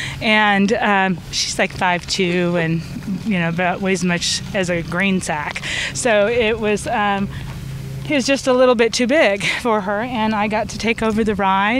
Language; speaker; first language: English; native; English